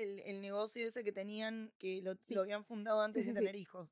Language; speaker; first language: Spanish; native; Spanish